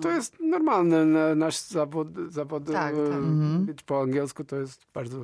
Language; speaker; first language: Polish; non-native, learner; Portuguese